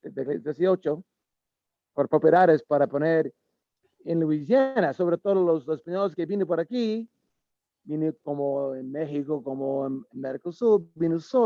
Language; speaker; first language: Spanish; non-native, learner; English